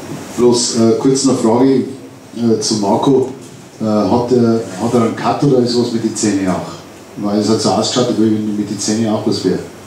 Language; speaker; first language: German; native; German